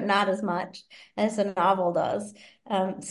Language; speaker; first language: English; native; English